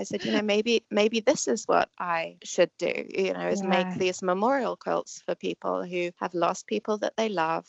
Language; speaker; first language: English; native; English